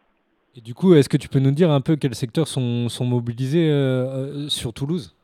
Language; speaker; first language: French; native; French